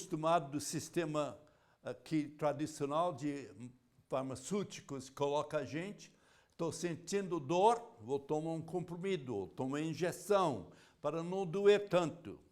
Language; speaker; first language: Portuguese; non-native, fluent; English